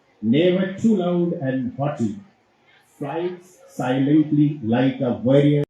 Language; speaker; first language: English; non-native, local second language; Bangla